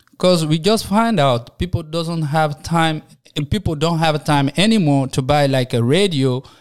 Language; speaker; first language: English; non-native, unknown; French